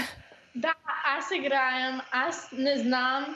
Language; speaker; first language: Bulgarian; early bilingual, heritage; English